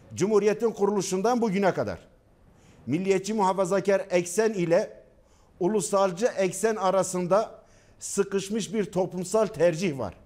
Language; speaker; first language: Turkish; non-native, local second language; Kurdish